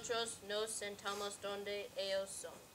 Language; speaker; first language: Spanish; non-native, learner; English